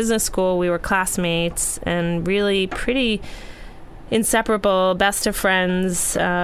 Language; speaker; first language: English; native; English